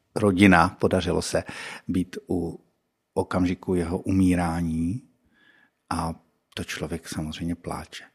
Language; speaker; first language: Czech; native; Czech